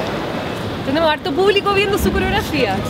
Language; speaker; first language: Spanish; native; Spanish